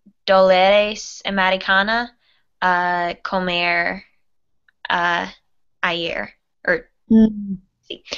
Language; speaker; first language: Spanish; non-native, learner; English